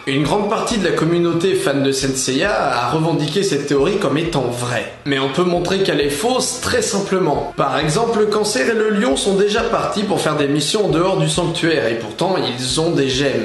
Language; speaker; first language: French; native; French